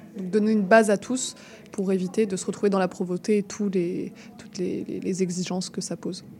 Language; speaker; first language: French; native; French